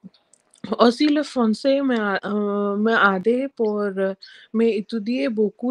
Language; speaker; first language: French; non-native, learner; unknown